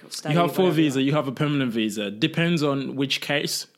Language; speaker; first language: English; non-native, local second language; Kinyarwanda